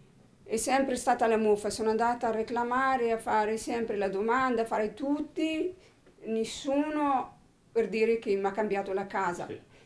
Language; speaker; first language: Italian; non-native, learner; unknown